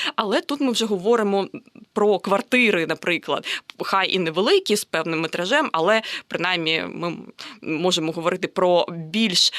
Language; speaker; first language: Ukrainian; native; Ukrainian